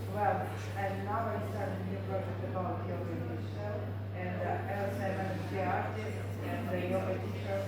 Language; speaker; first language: English; non-native, learner; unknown